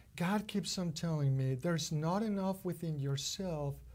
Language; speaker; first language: English; non-native, fluent; Spanish